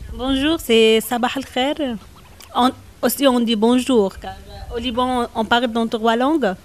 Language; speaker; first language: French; non-native, local second language; Arabic